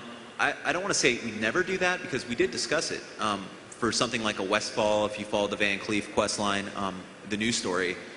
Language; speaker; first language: English; native; English